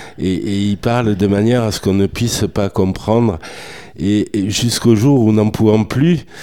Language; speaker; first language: French; native; French